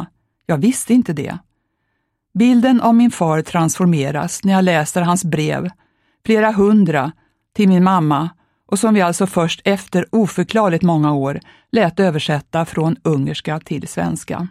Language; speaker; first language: Swedish; early bilingual, other home language; Hungarian